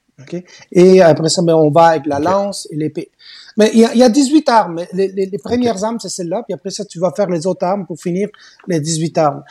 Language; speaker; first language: French; native; French